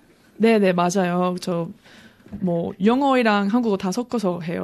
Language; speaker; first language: Korean; non-native, learner; English